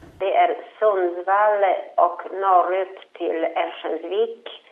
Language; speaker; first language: Swedish; non-native, fluent; Polish